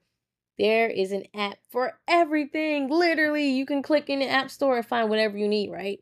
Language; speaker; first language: English; native; English